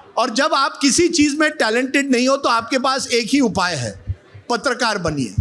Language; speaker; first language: Hindi; non-native, local second language; Marathi